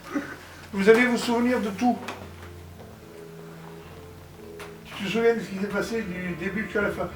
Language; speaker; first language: French; native; French